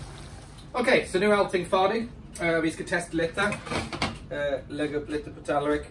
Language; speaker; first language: Swedish; non-native, fluent; English